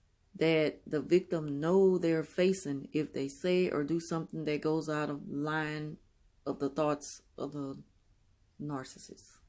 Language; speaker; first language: English; native; English